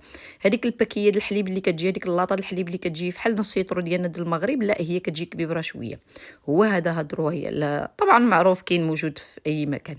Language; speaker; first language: Arabic; native; Arabic